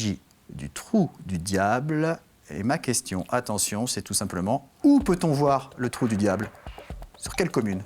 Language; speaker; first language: French; native; French